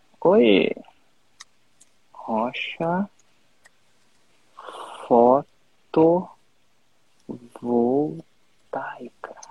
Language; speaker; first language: Portuguese; native; Portuguese